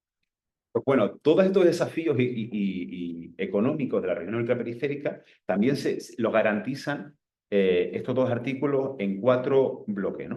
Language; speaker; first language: Spanish; native; Spanish